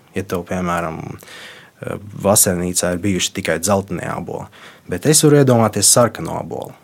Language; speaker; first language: Latvian; non-native, local second language; Russian